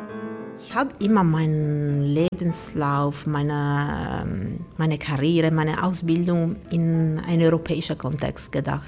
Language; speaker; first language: German; non-native, fluent; Italian